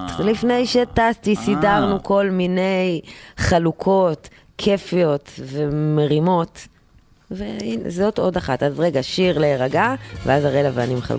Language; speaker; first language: Hebrew; native; Hebrew